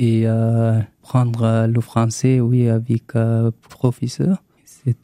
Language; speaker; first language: French; non-native, learner; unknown